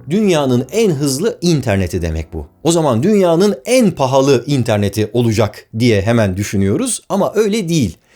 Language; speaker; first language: Turkish; native; Turkish